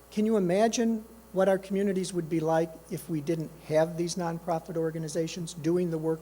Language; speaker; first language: English; native; English